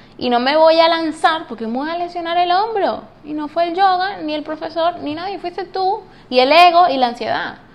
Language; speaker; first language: Spanish; native; Spanish